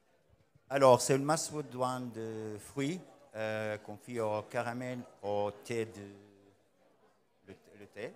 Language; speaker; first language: French; non-native, learner; Portuguese